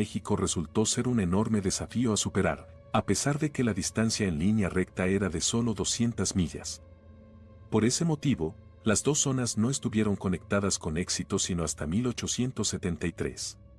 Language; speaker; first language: Spanish; native; Spanish